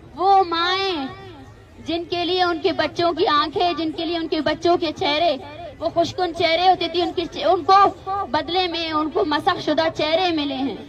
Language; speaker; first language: Urdu; non-native, local second language; Baluchi